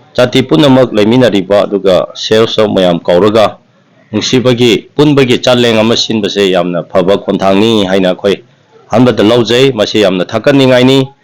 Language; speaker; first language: Manipuri; non-native, local second language; Tangkhul Naga (India)